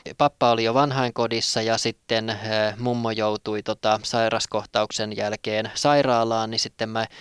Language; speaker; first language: Finnish; native; Finnish